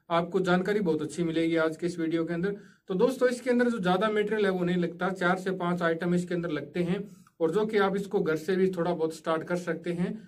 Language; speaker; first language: Hindi; native; Hindi